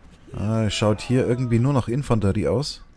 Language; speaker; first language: German; native; German